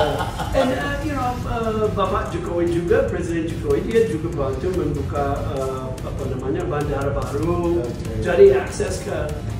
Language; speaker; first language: Indonesian; non-native, fluent; English